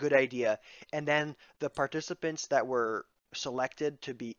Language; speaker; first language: English; native; English